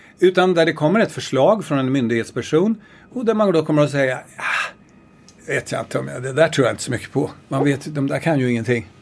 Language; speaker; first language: Swedish; native; Swedish